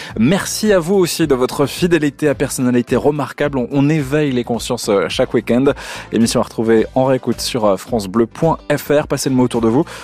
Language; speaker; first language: French; native; French